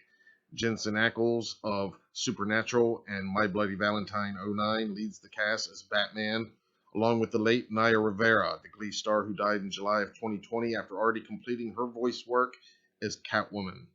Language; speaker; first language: English; native; English